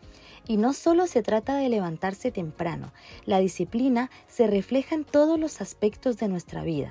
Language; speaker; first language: Spanish; native; Spanish